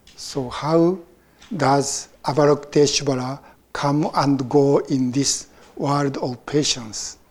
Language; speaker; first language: English; non-native, fluent; Japanese